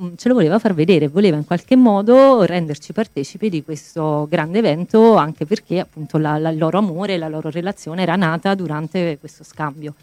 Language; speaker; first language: Italian; native; Italian